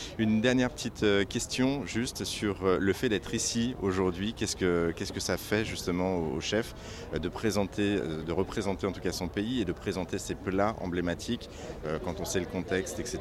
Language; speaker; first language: French; native; French